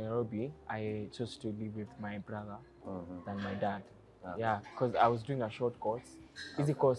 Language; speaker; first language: English; non-native, local second language; Kikuyu